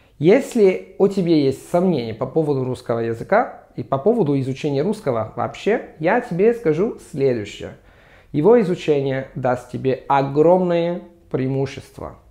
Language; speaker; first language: Russian; non-native, fluent; Italian